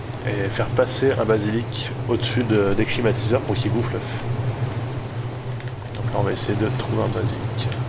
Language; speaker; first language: French; native; French